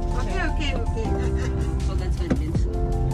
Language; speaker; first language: English; non-native, learner; Khmer